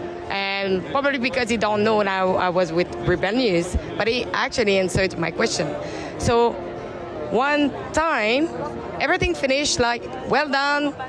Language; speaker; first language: English; non-native, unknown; French